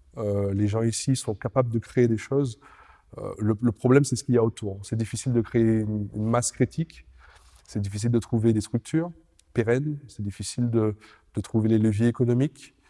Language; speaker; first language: French; native; French